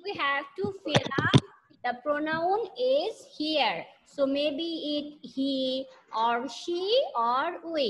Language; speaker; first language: English; non-native, learner; Bangla